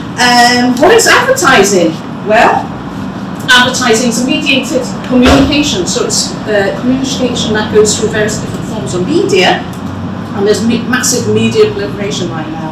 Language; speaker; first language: English; native; English